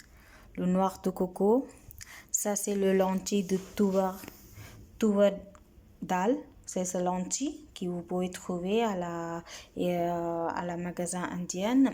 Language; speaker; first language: French; non-native, learner; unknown